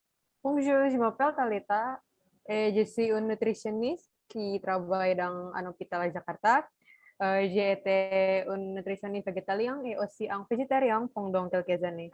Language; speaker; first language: French; non-native, learner; Indonesian